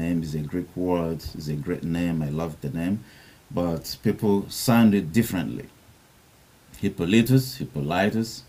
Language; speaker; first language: English; non-native, local second language; Igbo